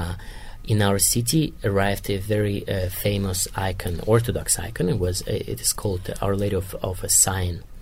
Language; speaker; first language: English; non-native, fluent; Kazakh